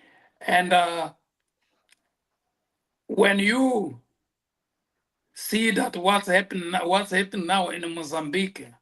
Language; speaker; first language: English; non-native, local second language; Portuguese